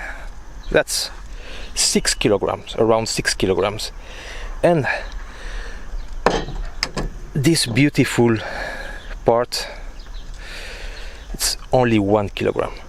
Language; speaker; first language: English; non-native, fluent; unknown